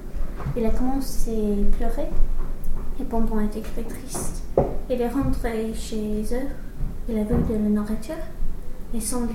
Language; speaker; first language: French; non-native, learner; English